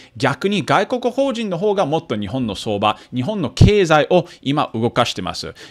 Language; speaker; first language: Japanese; early bilingual, heritage; Japanese